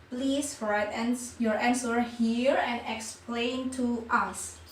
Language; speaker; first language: English; non-native, learner; Indonesian